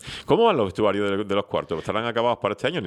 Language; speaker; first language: Spanish; native; Spanish